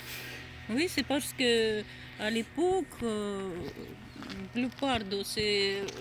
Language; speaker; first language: French; non-native, learner; Russian